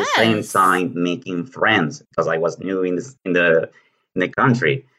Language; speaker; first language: English; non-native, fluent; Spanish